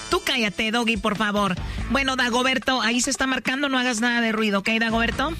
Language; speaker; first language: Spanish; native; Spanish